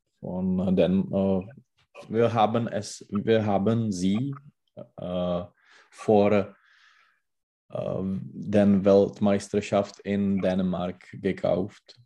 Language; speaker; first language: German; non-native, learner; Czech